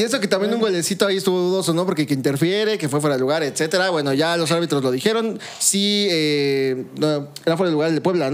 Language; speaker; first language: Spanish; native; Spanish